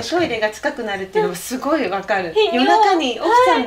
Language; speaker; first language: Japanese; native; Japanese